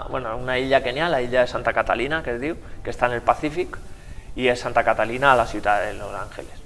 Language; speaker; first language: Spanish; non-native, local second language; Catalan